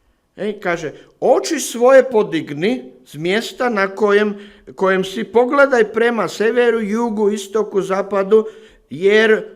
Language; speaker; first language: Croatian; non-native, fluent; Slovak